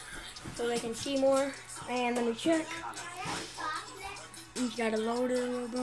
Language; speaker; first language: English; native; English